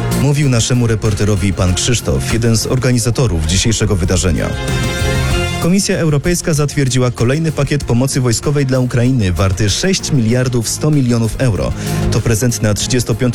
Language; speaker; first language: Polish; native; Polish